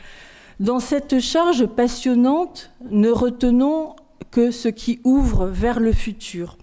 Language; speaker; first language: French; native; French